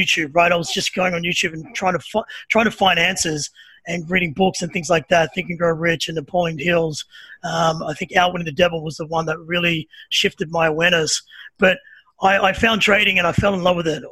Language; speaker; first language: English; native; English